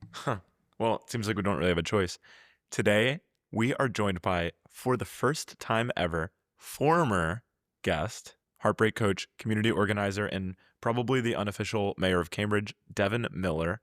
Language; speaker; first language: English; native; English